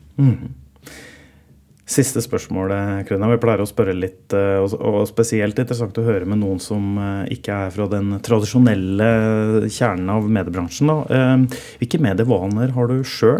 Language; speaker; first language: Norwegian; native; Norwegian